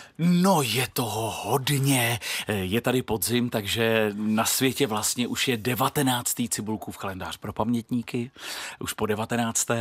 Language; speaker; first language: Czech; native; Czech